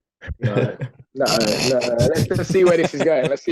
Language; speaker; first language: English; native; English